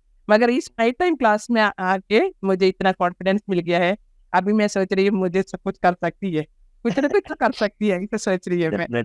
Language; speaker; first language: Hindi; non-native, local second language; Malayalam